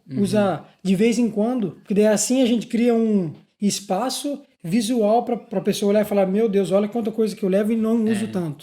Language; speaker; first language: Portuguese; native; Portuguese